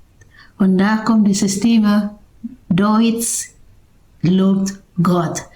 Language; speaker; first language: German; non-native, learner; Indonesian